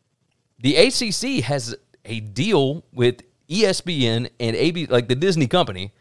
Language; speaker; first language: English; native; English